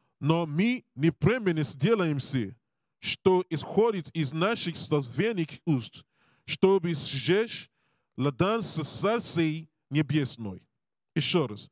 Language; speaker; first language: Russian; non-native, learner; English